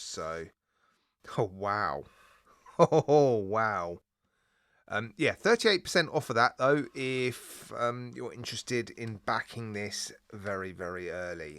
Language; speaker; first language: English; native; English